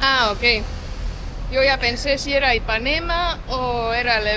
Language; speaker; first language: Spanish; non-native, fluent; Estonian